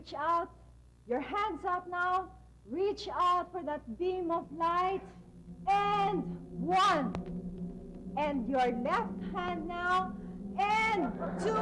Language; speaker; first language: English; non-native, local second language; Filipino